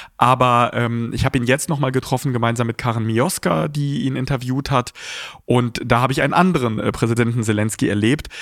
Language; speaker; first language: German; early bilingual, other home language; Russian